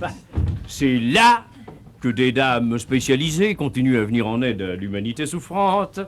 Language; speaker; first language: French; native; French